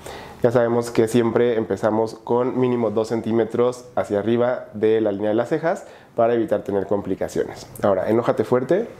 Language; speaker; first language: Spanish; native; Spanish